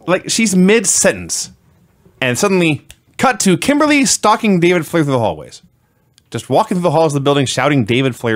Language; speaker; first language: English; native; English